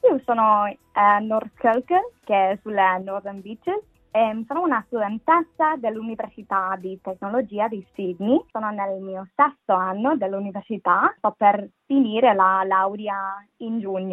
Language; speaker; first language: Italian; non-native, fluent; English